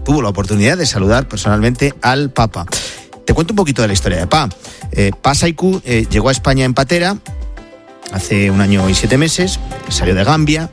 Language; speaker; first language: Spanish; native; Spanish